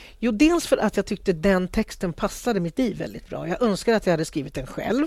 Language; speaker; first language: Swedish; early bilingual, other home language; Spanish